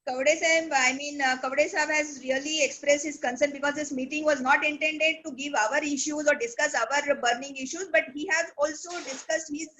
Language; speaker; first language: English; non-native, local second language; Marathi